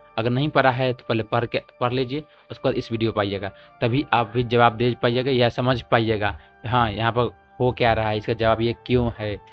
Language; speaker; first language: Hindi; native; Hindi